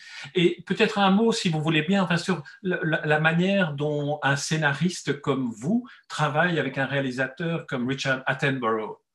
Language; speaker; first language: French; native; French